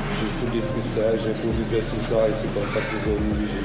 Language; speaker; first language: French; native; French